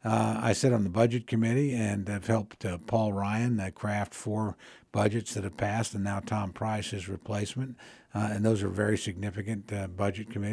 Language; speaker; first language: English; native; English